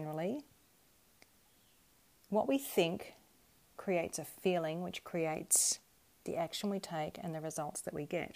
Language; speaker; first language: English; native; English